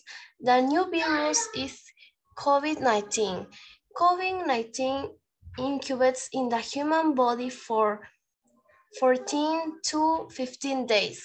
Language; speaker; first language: English; non-native, learner; Spanish